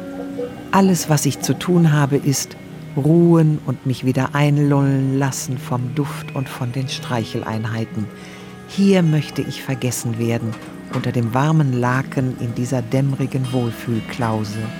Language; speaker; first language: German; native; German